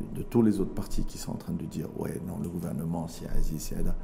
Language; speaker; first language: French; non-native, local second language; Arabic